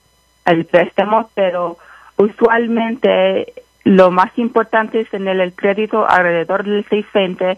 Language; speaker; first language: Spanish; early bilingual, heritage; Spanish